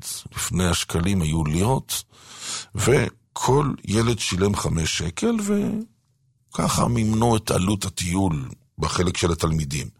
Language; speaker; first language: Hebrew; native; Hebrew